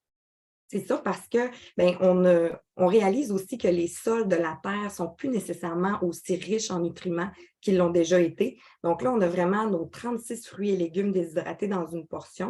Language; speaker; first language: French; native; French